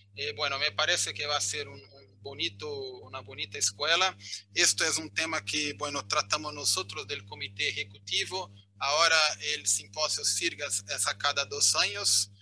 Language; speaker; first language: Spanish; non-native, fluent; Portuguese